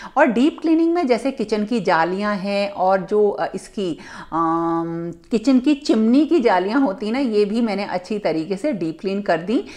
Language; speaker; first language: Hindi; native; Hindi